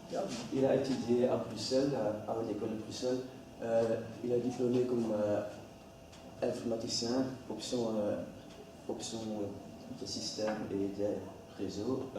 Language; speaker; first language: French; non-native, learner; Dutch